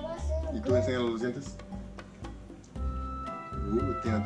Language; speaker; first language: Spanish; early bilingual, heritage; English